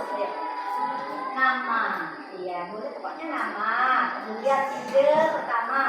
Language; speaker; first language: Indonesian; native; Indonesian